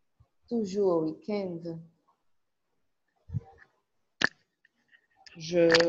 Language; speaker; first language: French; non-native, learner; Portuguese